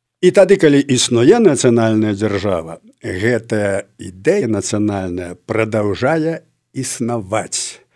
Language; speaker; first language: Belarusian; native; Belarusian